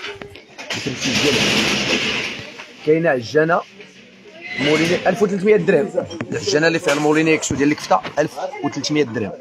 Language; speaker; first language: Arabic; native; Arabic